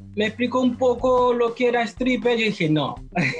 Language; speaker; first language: Spanish; non-native, fluent; Haitian Creole